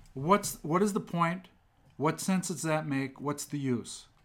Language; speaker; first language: English; native; English